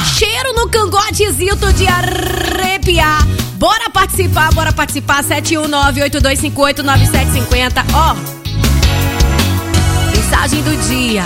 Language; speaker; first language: Portuguese; native; Portuguese